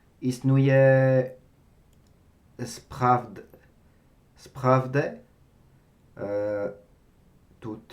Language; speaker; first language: Polish; non-native, learner; French